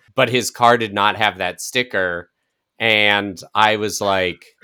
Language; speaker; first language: English; native; English